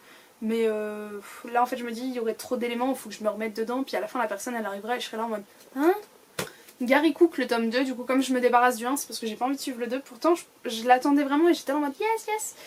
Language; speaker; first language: French; native; French